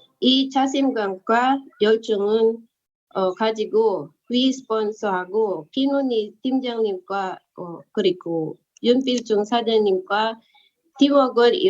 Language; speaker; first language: Korean; early bilingual, other home language; Filipino